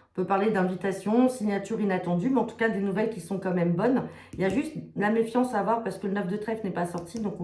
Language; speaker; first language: French; native; French